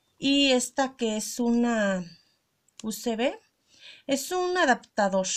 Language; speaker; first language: Spanish; native; Spanish